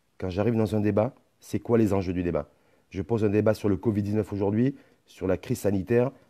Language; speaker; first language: French; non-native, local second language; Arabic